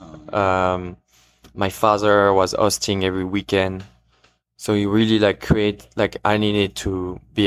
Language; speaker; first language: English; non-native, fluent; French